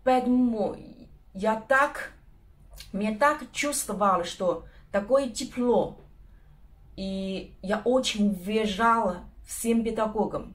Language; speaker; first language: Russian; non-native, learner; Chinese